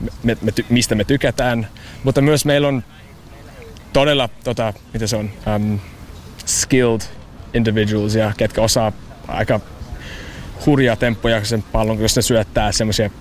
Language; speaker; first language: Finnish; early bilingual, heritage; English